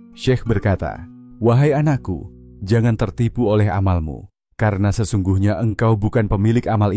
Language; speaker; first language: Indonesian; native; Indonesian